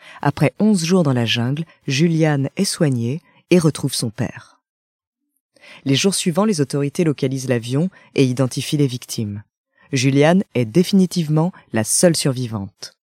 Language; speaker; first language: French; native; French